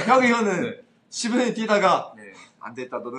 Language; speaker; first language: Korean; non-native, learner; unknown